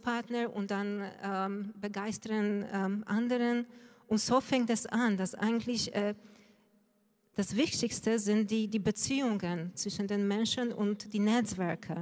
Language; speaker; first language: German; non-native, fluent; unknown